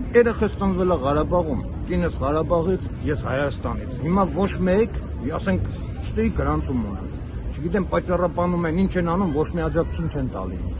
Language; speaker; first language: Armenian; native; Armenian